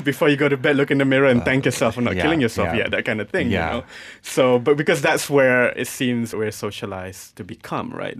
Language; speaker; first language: English; non-native, local second language; Malay